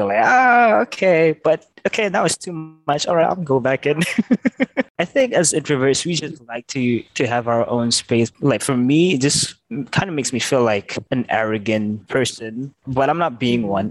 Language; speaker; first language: English; non-native, local second language; Malay